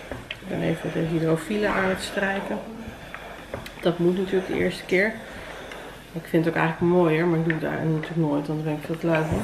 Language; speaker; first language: Dutch; native; Dutch